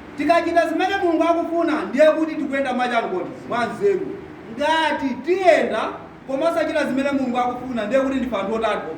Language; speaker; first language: Nyanja; non-native, local second language; Tumbuka